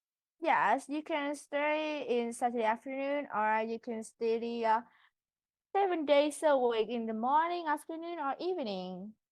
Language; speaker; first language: English; non-native, learner; Vietnamese